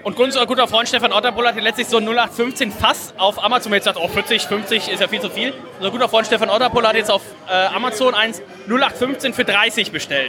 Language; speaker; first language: German; native; German